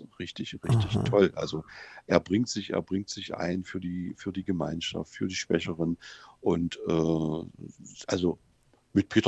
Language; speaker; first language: German; native; German